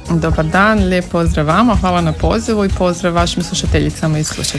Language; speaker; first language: Serbian; native; Serbian